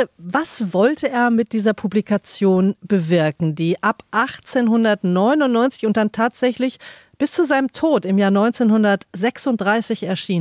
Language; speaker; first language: German; native; German